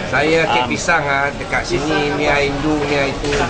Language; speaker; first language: Indonesian; non-native, local second language; Chinese